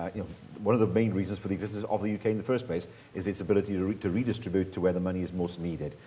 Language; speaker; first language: English; native; English